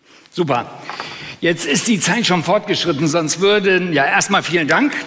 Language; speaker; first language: German; native; German